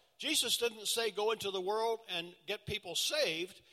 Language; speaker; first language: English; native; English